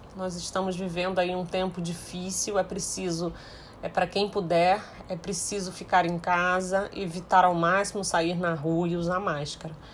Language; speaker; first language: Portuguese; early bilingual, heritage; Portuguese